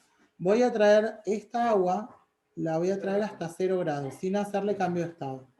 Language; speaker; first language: Spanish; native; Spanish